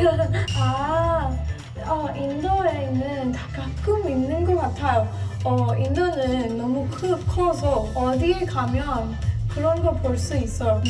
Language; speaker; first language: Korean; non-native, learner; Hindi